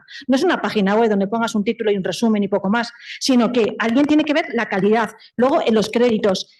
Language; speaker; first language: Spanish; native; Spanish